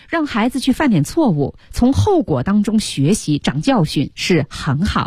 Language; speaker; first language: Chinese; native; Chinese